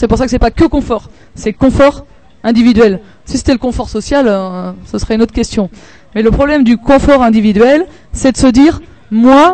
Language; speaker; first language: French; native; French